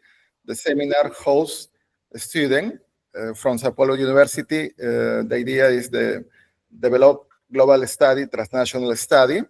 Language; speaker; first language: English; non-native, learner; Spanish